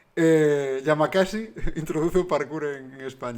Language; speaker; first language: Spanish; non-native, local second language; Galician